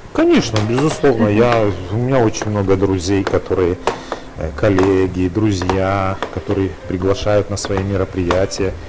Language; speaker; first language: Russian; native; Russian